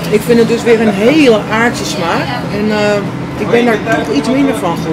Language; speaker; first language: Dutch; native; Dutch